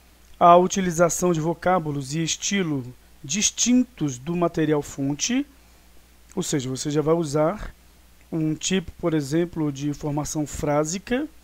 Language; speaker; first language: Portuguese; native; Portuguese